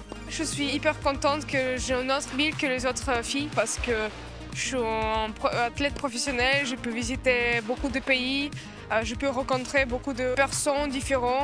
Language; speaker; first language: French; non-native, fluent; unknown